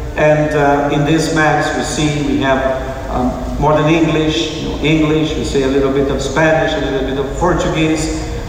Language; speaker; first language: English; non-native, fluent; Portuguese